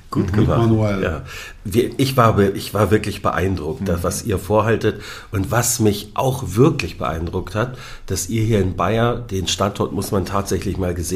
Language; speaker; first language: German; native; German